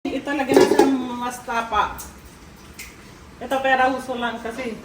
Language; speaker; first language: Filipino; non-native, learner; Punjabi